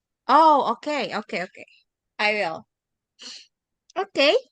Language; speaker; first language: English; non-native, fluent; Indonesian